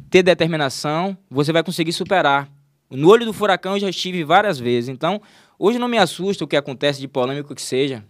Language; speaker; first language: Portuguese; native; Portuguese